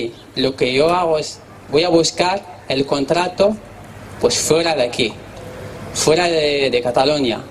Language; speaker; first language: Spanish; non-native, learner; Arabic